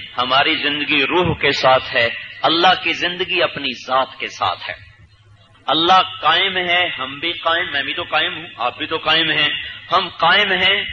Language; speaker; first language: Urdu; native; Urdu